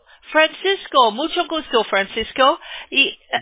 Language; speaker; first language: Spanish; non-native, learner; English